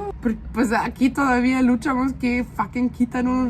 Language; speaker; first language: Spanish; non-native, fluent; German